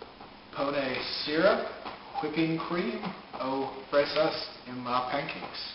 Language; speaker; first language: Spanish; non-native, learner; English